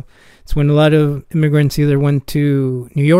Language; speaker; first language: English; early bilingual, other home language; Spanish